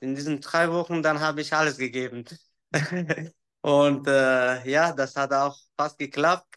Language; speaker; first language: German; non-native, learner; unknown